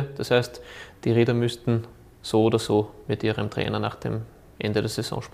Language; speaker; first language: German; native; German